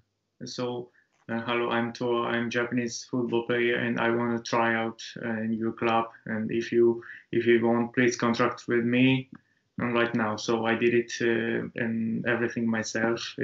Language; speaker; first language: English; non-native, learner; Japanese